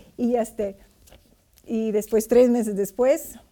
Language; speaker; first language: Spanish; non-native, fluent; English